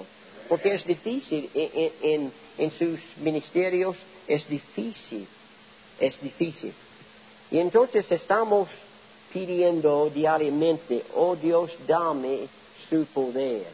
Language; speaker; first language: Spanish; non-native, learner; English